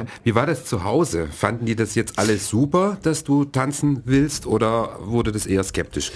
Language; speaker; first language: German; native; German